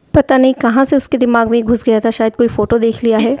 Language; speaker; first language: Hindi; non-native, local second language; Odia